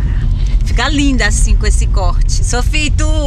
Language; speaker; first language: Portuguese; native; Portuguese